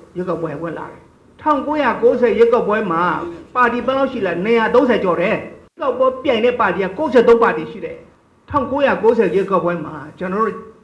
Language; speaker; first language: Burmese; non-native, local second language; Shan